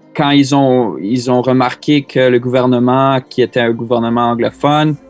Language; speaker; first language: French; native; French